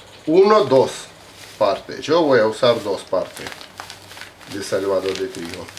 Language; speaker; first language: Spanish; non-native, fluent; Russian